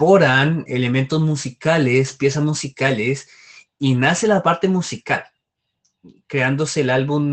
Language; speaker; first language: Spanish; native; Spanish